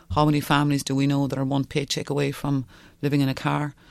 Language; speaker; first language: English; non-native, local second language; Irish